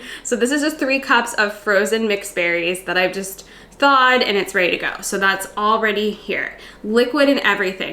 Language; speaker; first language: English; native; English